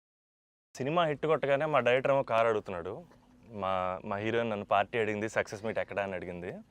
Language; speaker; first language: Telugu; native; Telugu